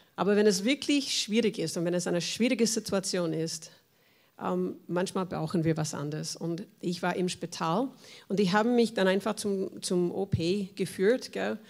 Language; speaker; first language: German; non-native, fluent; English